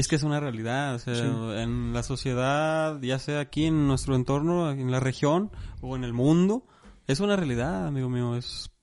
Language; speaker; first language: Spanish; native; Spanish